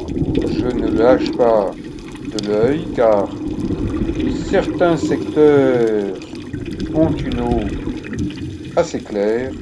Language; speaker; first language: French; native; French